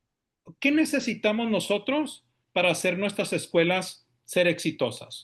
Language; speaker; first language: Spanish; early bilingual, heritage; Spanish